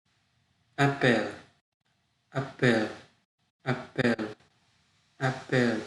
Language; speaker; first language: French; non-native, learner; Vietnamese